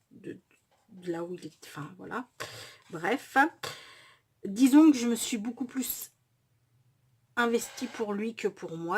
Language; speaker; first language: French; native; French